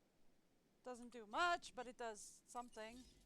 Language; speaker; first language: English; native; English